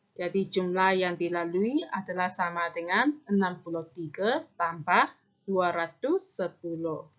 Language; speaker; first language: Malay; non-native, local second language; Chinese